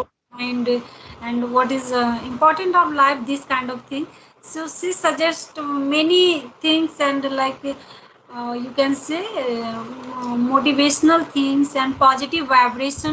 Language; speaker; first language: English; non-native, learner; Hindi